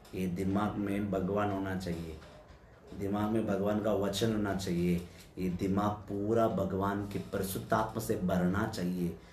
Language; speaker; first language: Hindi; non-native, local second language; Telugu